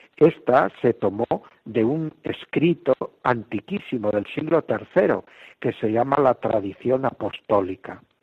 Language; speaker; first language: Spanish; native; Spanish